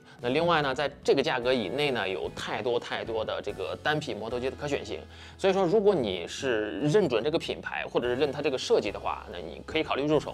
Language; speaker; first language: Chinese; native; Chinese